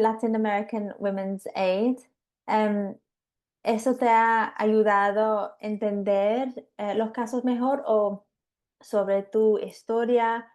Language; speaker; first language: Spanish; non-native, fluent; English